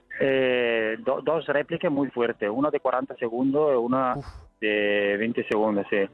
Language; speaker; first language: Spanish; non-native, learner; Italian